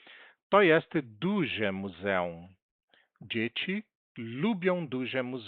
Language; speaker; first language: Polish; non-native, learner; Portuguese